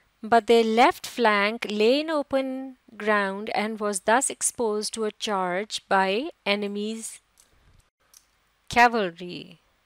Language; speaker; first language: English; non-native, local second language; Urdu